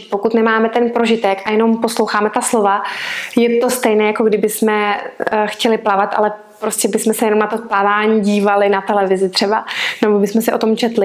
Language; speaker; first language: Czech; native; Czech